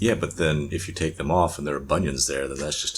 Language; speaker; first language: English; native; English